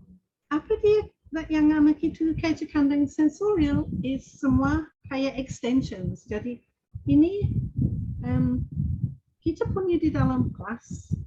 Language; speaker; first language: Indonesian; non-native, fluent; English